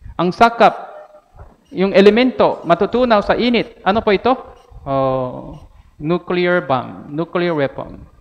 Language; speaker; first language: Filipino; non-native, fluent; Korean